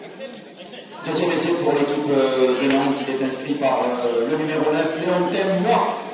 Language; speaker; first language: French; native; French